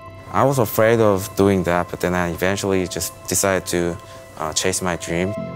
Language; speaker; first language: English; non-native, fluent; Korean